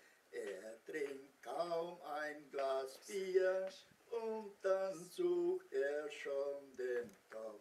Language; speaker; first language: German; early bilingual, heritage; German